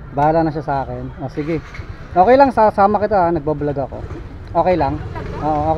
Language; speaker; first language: Filipino; native; Filipino